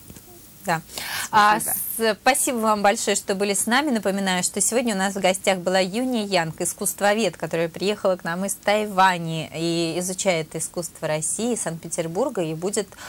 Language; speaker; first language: Russian; native; Russian